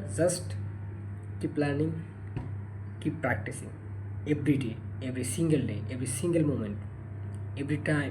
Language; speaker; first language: English; non-native, learner; Bangla